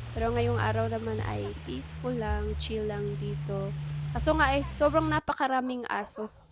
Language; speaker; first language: Filipino; non-native, local second language; Cebuano